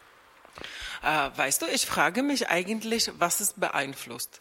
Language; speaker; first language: German; non-native, fluent; Czech